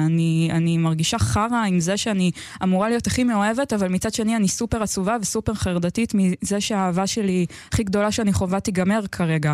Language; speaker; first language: Hebrew; native; Hebrew